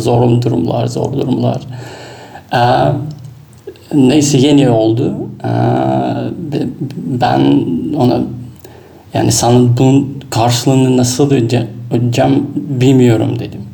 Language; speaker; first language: Turkish; non-native, fluent; Russian